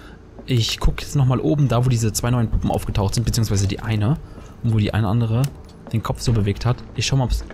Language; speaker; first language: German; native; German